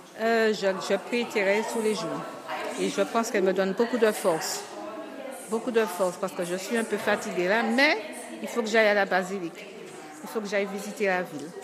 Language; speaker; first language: French; native; French